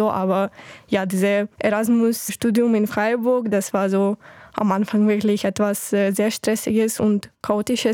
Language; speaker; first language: German; non-native, fluent; Ukrainian